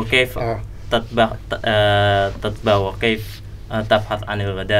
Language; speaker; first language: Arabic; non-native, learner; Indonesian